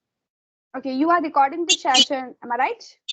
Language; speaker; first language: English; non-native, fluent; Hindi